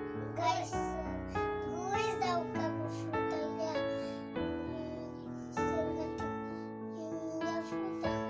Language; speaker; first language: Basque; non-native, local second language; Spanish